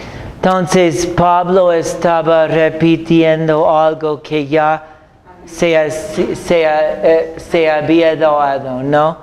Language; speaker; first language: Spanish; non-native, fluent; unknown